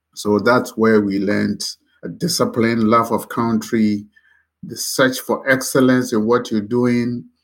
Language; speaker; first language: English; non-native, local second language; Akan